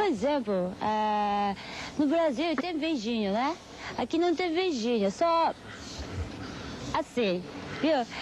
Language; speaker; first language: Portuguese; non-native, learner; Japanese